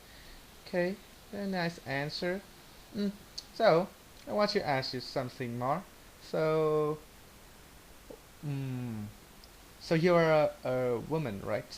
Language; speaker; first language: English; non-native, learner; Vietnamese